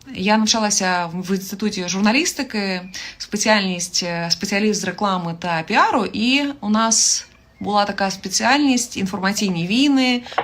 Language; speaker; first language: Ukrainian; native; Ukrainian